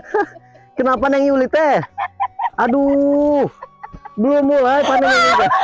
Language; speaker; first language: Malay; non-native, local second language; Sundanese